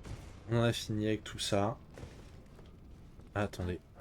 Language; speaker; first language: French; native; French